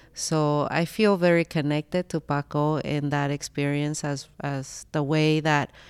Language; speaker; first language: English; early bilingual, other home language; Spanish